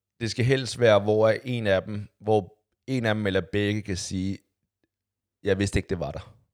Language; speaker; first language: Danish; early bilingual, other home language; Chinese